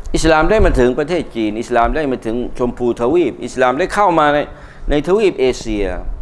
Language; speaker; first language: Thai; non-native, local second language; Malay